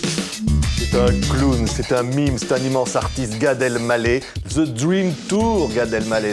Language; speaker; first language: French; native; French